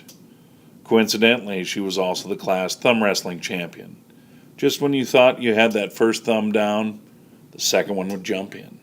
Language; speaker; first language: English; native; English